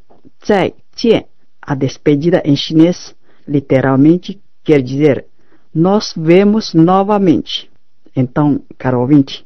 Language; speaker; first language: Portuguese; non-native, fluent; Chinese